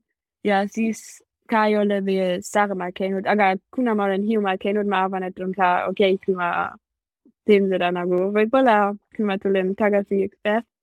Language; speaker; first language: Estonian; non-native, learner; German